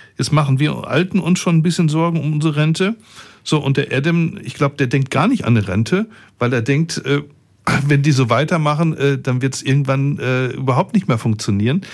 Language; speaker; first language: German; native; German